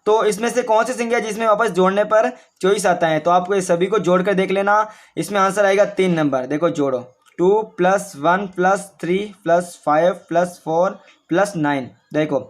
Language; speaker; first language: Hindi; native; Hindi